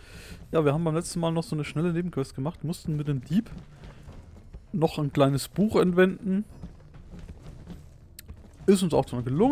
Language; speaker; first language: German; native; German